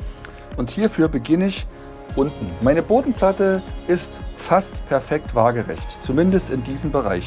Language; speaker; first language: German; native; German